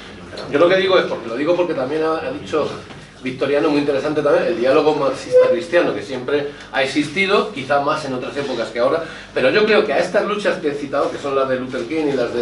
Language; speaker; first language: Spanish; native; Spanish